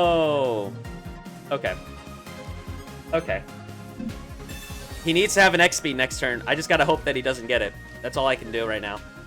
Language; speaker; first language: English; native; English